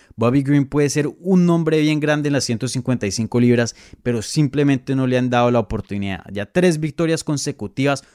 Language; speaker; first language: Spanish; native; Spanish